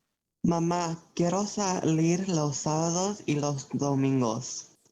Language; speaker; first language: Spanish; non-native, learner; English